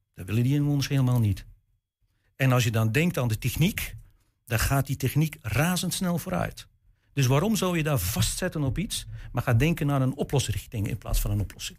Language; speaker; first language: Dutch; native; Dutch